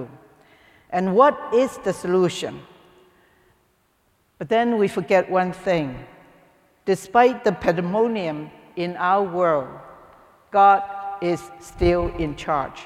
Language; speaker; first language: English; non-native, local second language; Cantonese